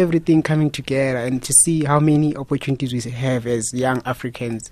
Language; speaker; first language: English; non-native, local second language; Xhosa